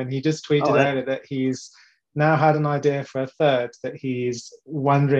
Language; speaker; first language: English; native; English